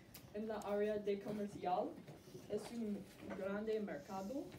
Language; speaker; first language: Spanish; non-native, learner; English